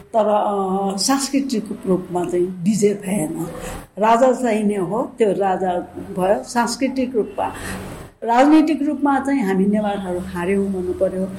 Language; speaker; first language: Nepali; non-native, local second language; Newari